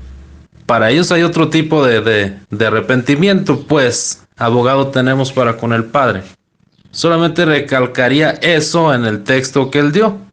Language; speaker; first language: Spanish; native; Spanish